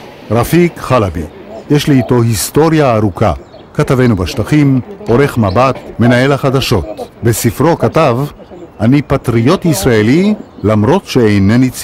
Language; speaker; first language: Hebrew; native; Hebrew